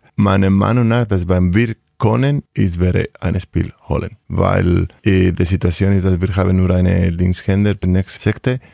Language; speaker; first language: German; non-native, learner; Spanish